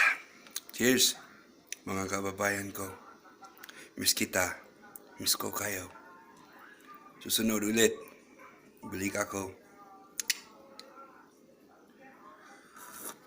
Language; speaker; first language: Filipino; non-native, learner; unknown